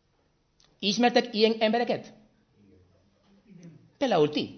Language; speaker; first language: Hungarian; non-native, fluent; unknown